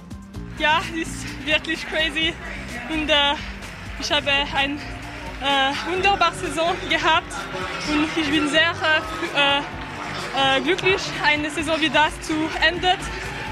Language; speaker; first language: German; non-native, local second language; French